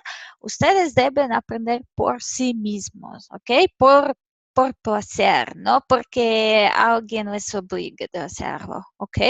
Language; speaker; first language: Spanish; non-native, fluent; Serbian